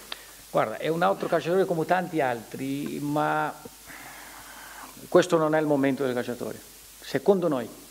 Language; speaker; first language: Italian; non-native, fluent; Portuguese